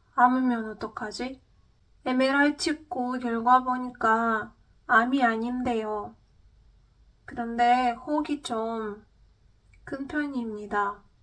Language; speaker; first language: Korean; non-native, fluent; Russian